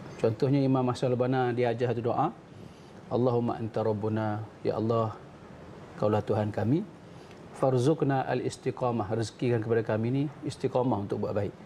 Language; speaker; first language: Malay; native; Malay